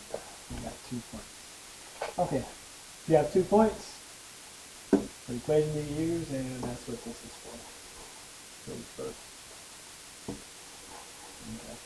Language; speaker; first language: English; native; English